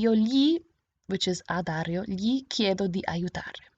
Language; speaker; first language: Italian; non-native, fluent; English